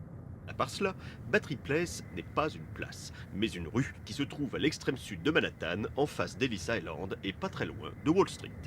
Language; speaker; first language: French; native; French